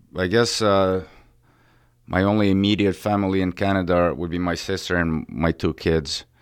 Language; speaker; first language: English; early bilingual, other home language; Ukrainian